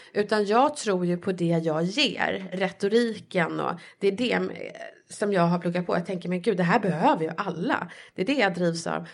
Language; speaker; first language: Swedish; native; Swedish